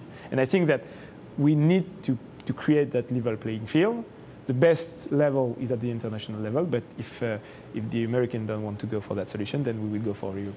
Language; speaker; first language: English; non-native, fluent; French